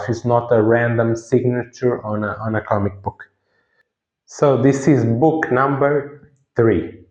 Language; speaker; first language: English; non-native, fluent; Portuguese